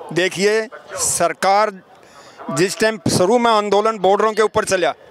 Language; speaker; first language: Hindi; native; Hindi